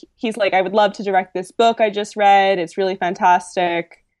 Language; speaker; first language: English; native; English